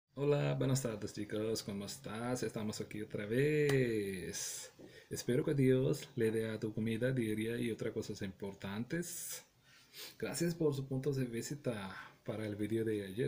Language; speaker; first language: Spanish; non-native, learner; Punjabi